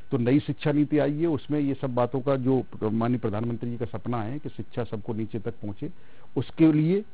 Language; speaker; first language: Hindi; native; Hindi